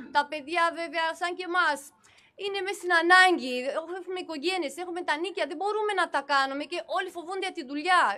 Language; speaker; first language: Greek; non-native, fluent; Romanian